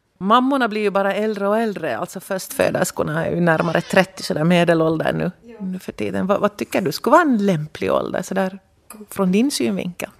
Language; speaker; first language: Swedish; native; Swedish